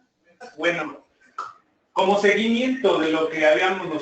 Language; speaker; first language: Spanish; native; Spanish